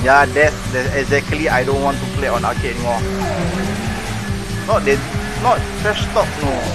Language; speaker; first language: English; non-native, local second language; Malay